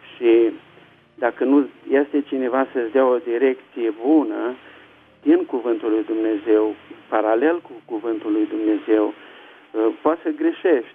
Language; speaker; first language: Romanian; native; Romanian